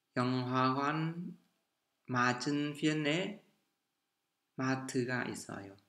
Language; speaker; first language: Korean; non-native, fluent; Vietnamese